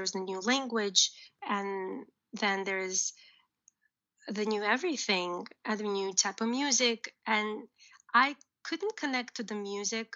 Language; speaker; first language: English; early bilingual, other home language; Uzbek